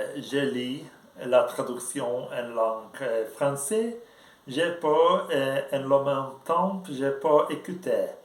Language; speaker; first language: French; non-native, learner; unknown